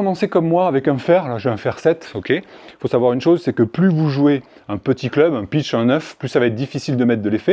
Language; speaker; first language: French; native; French